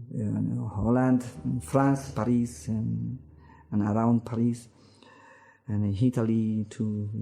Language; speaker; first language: English; non-native, learner; Spanish